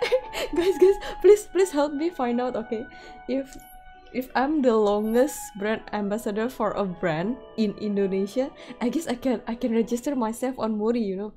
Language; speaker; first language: English; non-native, fluent; Indonesian